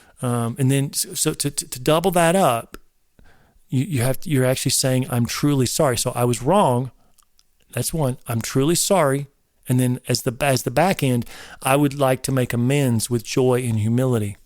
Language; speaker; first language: English; native; English